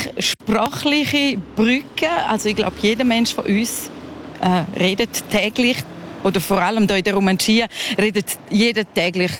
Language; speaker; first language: German; early bilingual, other home language; Spanish